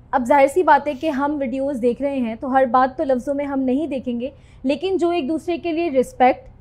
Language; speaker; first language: Urdu; native; Urdu